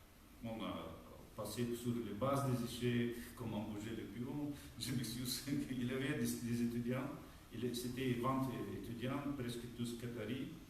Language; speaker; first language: French; non-native, fluent; Romanian